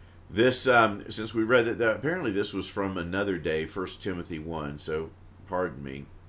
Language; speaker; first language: English; native; English